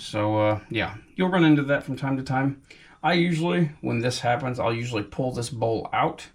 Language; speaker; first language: English; native; English